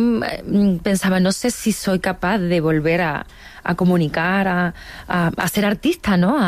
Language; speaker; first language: Spanish; native; Spanish